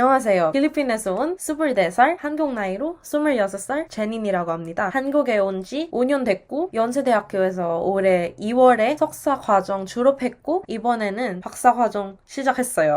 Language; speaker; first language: Korean; non-native, fluent; Filipino